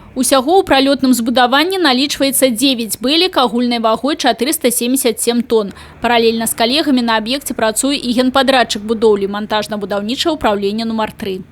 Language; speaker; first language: Belarusian; native; Belarusian